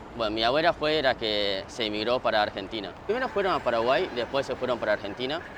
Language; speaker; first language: Spanish; early bilingual, other home language; Japanese